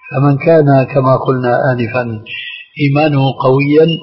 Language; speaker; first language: Arabic; early bilingual, other home language; Albanian